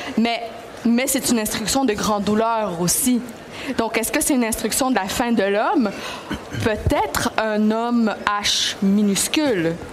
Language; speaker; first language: French; early bilingual, other home language; Greek